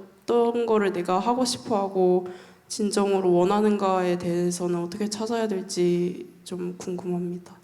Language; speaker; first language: Korean; native; Korean